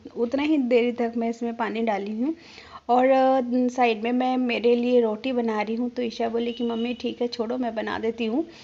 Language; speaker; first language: Hindi; non-native, local second language; Bangla